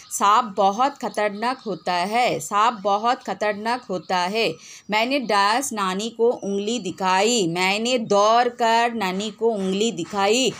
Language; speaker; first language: Hindi; non-native, local second language; Bangla